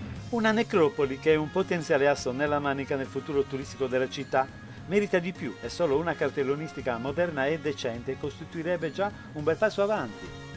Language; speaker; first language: Italian; native; Italian